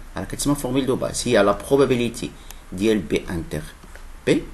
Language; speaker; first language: French; non-native, local second language; Arabic